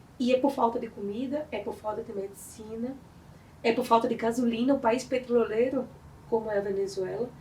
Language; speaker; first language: Portuguese; native; Portuguese